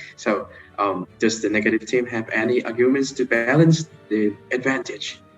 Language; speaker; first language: English; non-native, fluent; Vietnamese